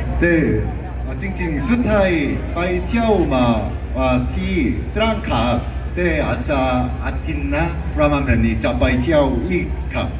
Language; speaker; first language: Thai; non-native, learner; Korean